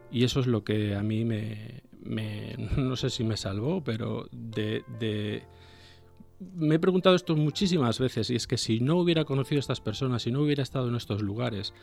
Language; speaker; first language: Spanish; native; Spanish